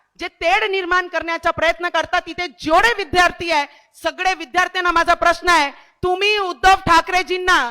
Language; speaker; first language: Marathi; non-native, local second language; Hindi